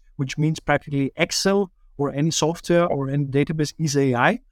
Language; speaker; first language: English; early bilingual, other home language; German